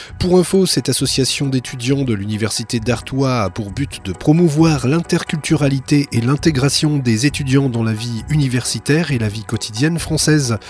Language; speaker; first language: French; native; French